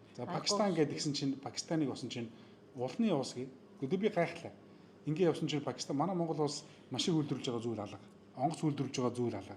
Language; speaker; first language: Mongolian; native; Mongolian